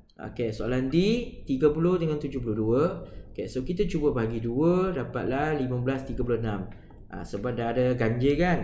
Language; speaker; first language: Malay; non-native, local second language; Chinese